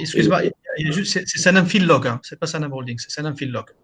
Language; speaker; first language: French; non-native, local second language; Arabic